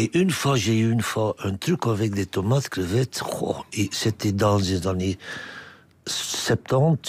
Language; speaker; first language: French; non-native, local second language; Dutch